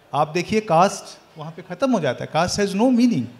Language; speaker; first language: Hindi; native; Hindi